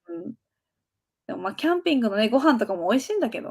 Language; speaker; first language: Japanese; native; Japanese